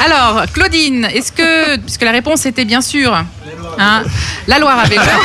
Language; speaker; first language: French; native; French